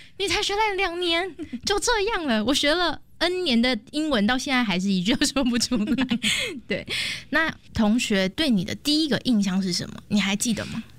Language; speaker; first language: Chinese; native; Chinese